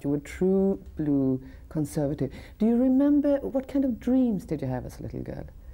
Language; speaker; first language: English; non-native, fluent; Swedish